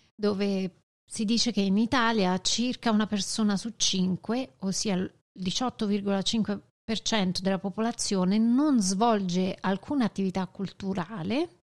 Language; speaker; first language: Italian; native; Italian